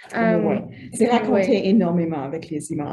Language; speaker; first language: French; native; French